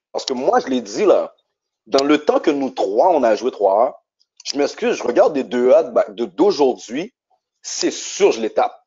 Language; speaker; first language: French; native; French